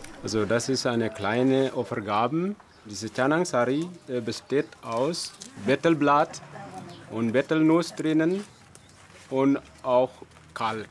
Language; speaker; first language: German; non-native, fluent; Balinese